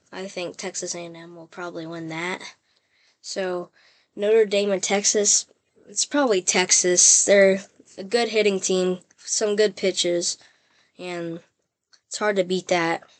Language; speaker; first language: English; native; English